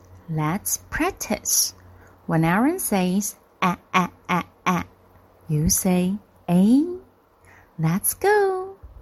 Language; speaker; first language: English; non-native, fluent; Chinese